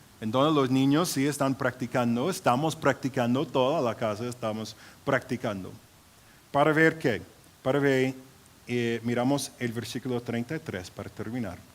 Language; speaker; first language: Spanish; non-native, fluent; English